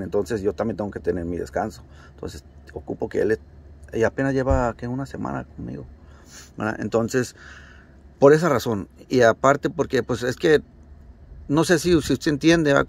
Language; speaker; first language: Spanish; early bilingual, heritage; Spanish